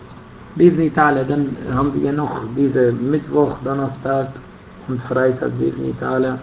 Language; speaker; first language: German; non-native, fluent; Arabic